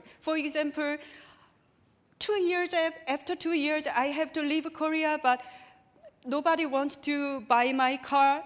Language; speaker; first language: English; non-native, learner; Korean